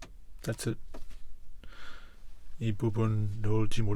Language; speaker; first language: Korean; non-native, fluent; English